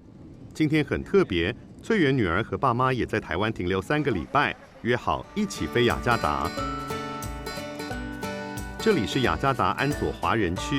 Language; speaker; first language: Chinese; native; Chinese